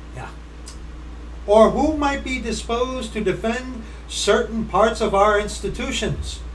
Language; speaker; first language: English; native; English